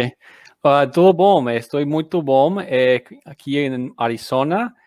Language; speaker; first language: Portuguese; non-native, learner; English